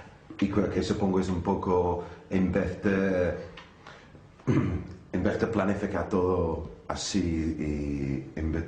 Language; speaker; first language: Spanish; non-native, fluent; English